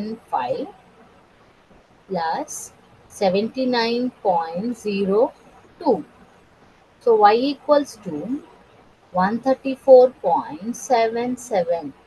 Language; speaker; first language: English; non-native, local second language; Telugu